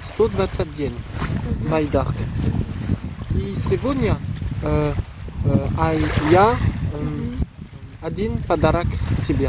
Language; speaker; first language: Russian; non-native, learner; French